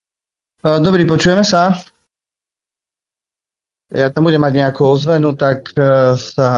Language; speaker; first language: Slovak; native; Slovak